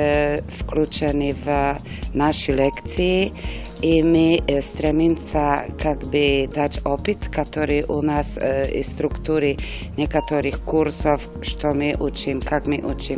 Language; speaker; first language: Russian; non-native, fluent; German